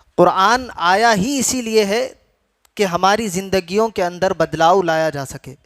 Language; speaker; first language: Urdu; native; Urdu